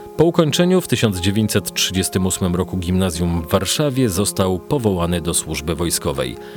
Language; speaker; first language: Polish; native; Polish